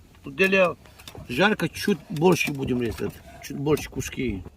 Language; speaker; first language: Russian; non-native, learner; Tajik